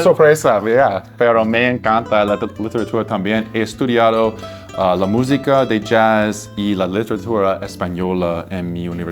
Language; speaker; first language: Spanish; non-native, learner; English